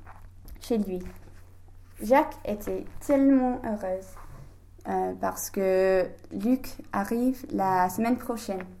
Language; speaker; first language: French; non-native, learner; English